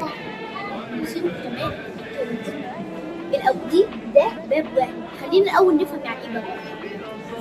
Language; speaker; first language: Arabic; native; Arabic